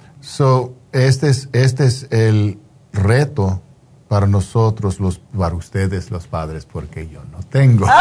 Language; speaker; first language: Spanish; non-native, fluent; English